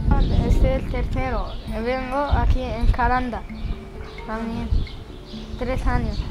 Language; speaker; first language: Spanish; non-native, learner; Arabic